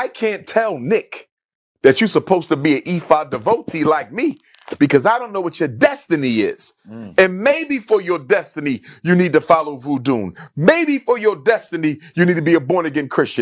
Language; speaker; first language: English; native; English